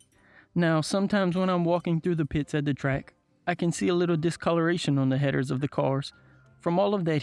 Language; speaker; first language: English; native; English